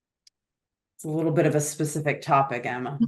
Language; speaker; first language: English; native; English